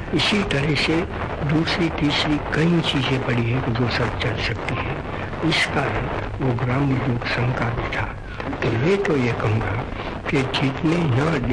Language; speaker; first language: Hindi; non-native, local second language; Gujarati